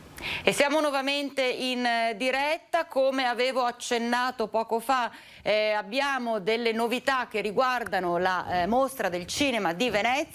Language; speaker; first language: Italian; native; Italian